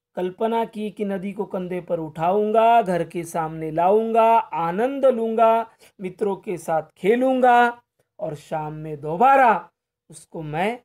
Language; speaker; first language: Hindi; non-native, local second language; Marathi